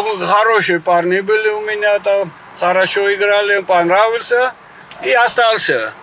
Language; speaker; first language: Russian; non-native, learner; Georgian